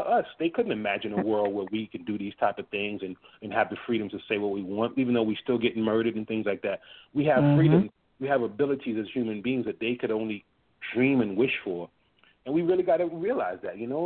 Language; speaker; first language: English; early bilingual, other home language; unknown